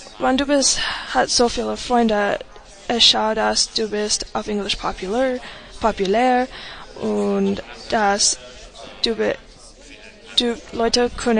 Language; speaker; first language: German; non-native, learner; English